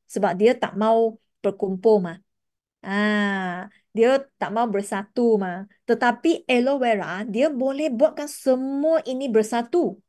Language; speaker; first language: Malay; non-native, local second language; Chinese